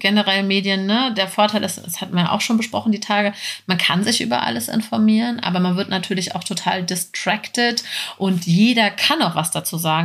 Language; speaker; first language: German; native; German